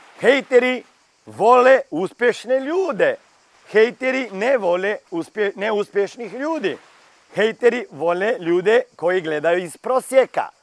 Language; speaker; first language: Croatian; early bilingual, heritage; Croatian